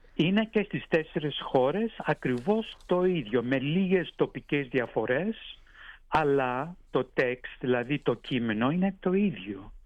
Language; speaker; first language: Greek; early bilingual, heritage; Greek